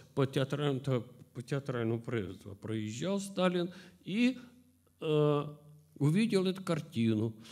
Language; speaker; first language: Russian; native; Russian